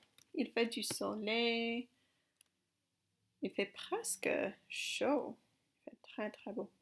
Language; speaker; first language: French; non-native, fluent; English